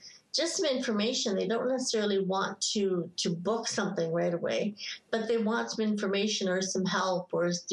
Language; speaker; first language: English; native; English